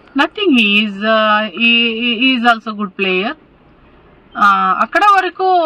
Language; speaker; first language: Telugu; non-native, learner; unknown